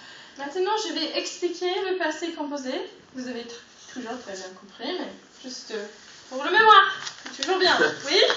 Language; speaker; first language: French; non-native, fluent; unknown